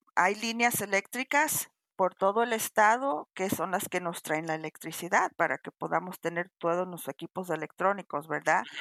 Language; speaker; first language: Spanish; early bilingual, heritage; Spanish